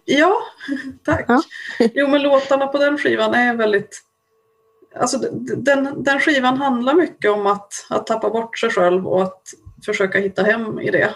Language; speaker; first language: Swedish; native; Swedish